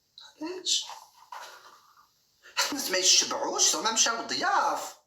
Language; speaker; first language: Arabic; native; Arabic